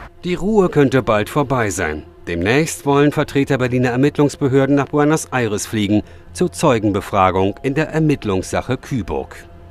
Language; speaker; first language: German; native; German